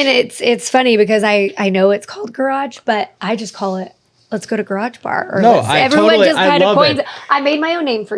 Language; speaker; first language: English; native; English